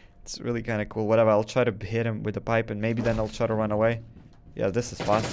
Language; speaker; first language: English; non-native, fluent; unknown